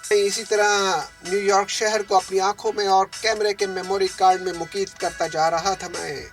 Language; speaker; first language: Urdu; native; Urdu